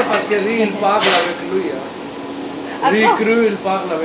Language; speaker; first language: French; non-native, learner; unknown